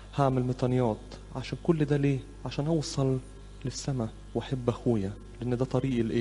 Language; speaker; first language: Arabic; native; Arabic